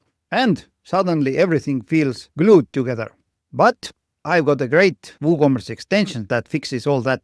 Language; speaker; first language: English; non-native, fluent; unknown